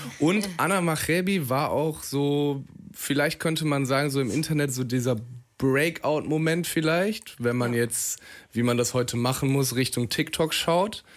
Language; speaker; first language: German; native; German